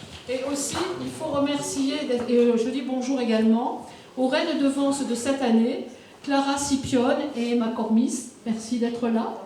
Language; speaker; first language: French; native; French